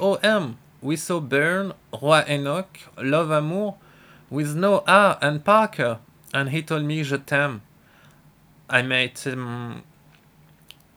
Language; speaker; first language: English; non-native, fluent; French